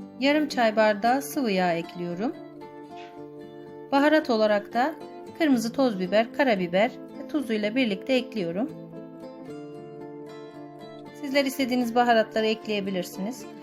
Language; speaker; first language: Turkish; native; Turkish